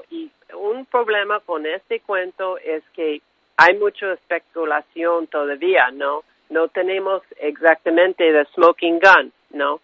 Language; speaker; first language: Spanish; non-native, fluent; English